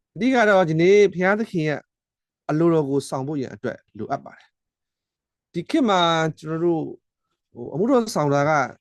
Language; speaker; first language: Burmese; non-native, local second language; S'gaw Karen